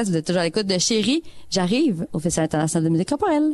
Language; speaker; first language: French; native; French